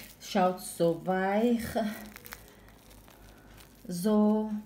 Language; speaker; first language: German; non-native, fluent; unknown